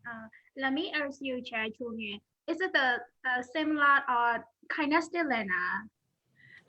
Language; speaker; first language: English; non-native, learner; Burmese